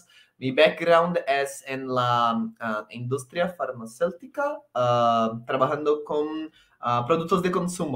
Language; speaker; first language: Spanish; non-native, local second language; Portuguese